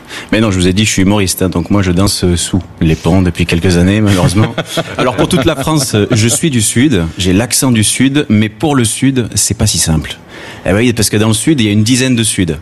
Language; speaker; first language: French; native; French